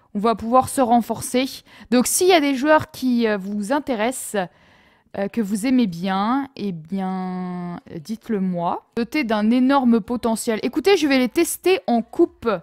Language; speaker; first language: French; native; French